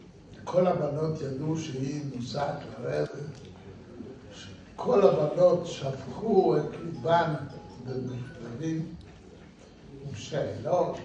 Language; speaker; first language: Hebrew; non-native, fluent; Yiddish